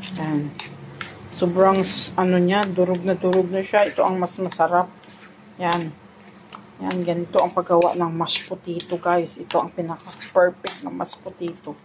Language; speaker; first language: Filipino; non-native, local second language; Hiligaynon